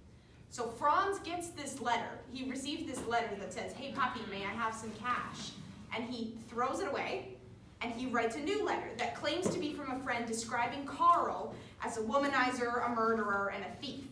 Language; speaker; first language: English; native; English